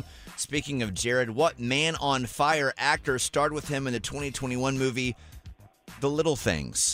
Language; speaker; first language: English; native; English